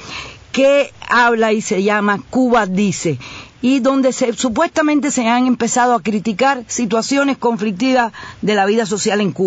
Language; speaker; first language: Spanish; native; Spanish